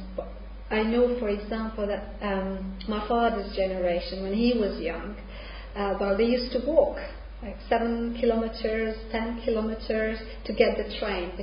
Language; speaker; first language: English; non-native, fluent; Hungarian